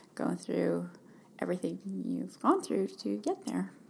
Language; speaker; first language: English; native; English